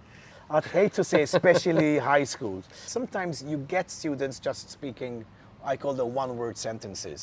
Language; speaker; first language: English; non-native, local second language; Maltese